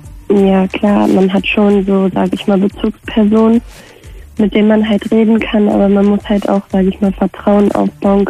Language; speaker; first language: German; native; German